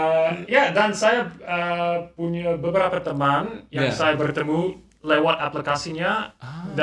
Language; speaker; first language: Indonesian; non-native, learner; English